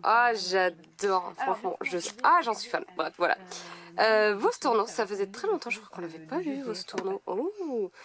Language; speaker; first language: French; native; French